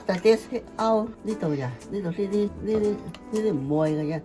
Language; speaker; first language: Cantonese; native; Cantonese